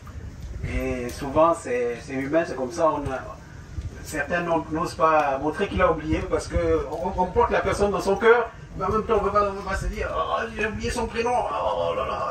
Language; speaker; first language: French; native; French